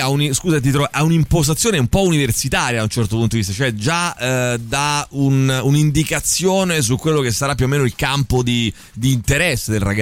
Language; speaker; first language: Italian; native; Italian